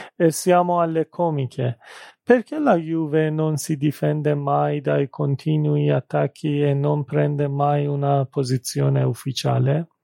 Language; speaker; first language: Italian; non-native, fluent; Persian